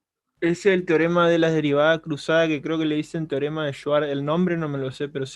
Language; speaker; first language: Spanish; native; Spanish